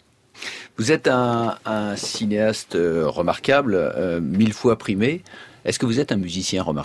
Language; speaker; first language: French; native; French